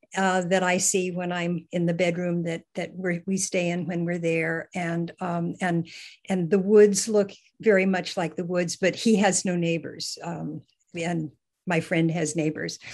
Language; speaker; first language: English; native; English